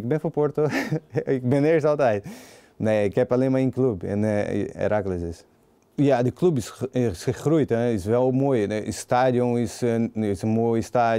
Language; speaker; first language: Dutch; non-native, learner; Portuguese